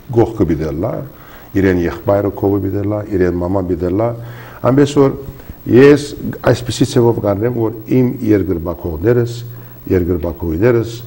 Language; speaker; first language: Armenian; early bilingual, heritage; Armenian